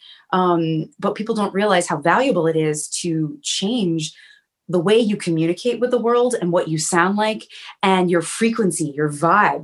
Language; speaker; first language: English; native; English